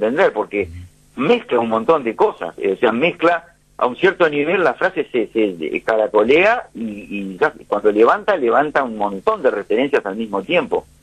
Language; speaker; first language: Spanish; native; Spanish